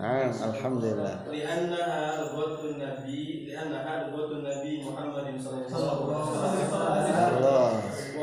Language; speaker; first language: Arabic; non-native, learner; Indonesian